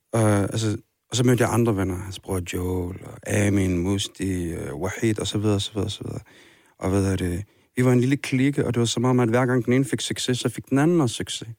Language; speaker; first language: Danish; early bilingual, other home language; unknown